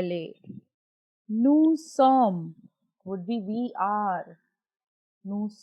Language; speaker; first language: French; non-native, fluent; Hindi